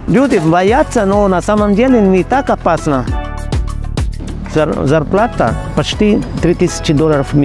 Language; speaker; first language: Russian; non-native, fluent; Spanish